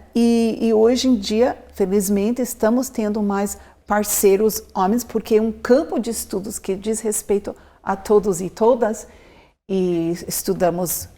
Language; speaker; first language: Portuguese; non-native, fluent; English